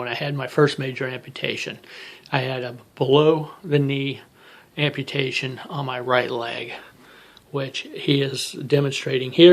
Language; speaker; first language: English; native; English